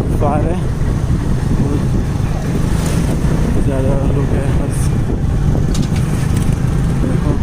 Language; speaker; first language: Hindi; non-native, local second language; Kok Borok